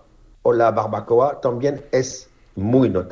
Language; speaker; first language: Spanish; non-native, learner; French